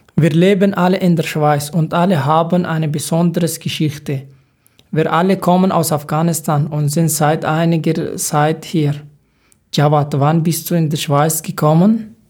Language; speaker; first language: German; non-native, learner; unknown